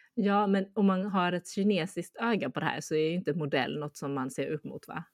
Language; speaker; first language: Swedish; early bilingual, other home language; Chinese